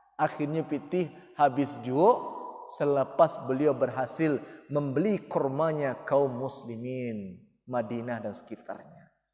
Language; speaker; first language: Malay; non-native, local second language; Minangkabau